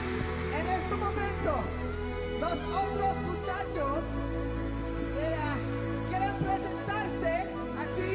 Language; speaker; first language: Spanish; early bilingual, heritage; English